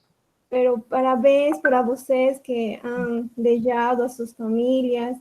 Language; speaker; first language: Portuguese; non-native, learner; Spanish